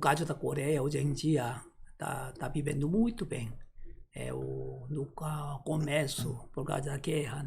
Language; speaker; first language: Portuguese; non-native, learner; Korean